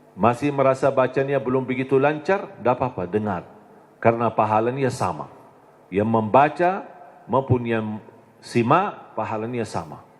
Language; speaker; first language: Indonesian; non-native, fluent; Arabic